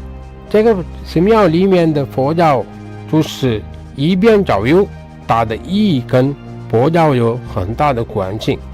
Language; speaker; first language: Chinese; non-native, learner; Sinhala